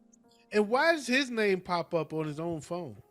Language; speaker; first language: English; native; English